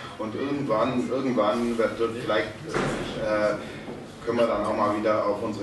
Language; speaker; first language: German; native; German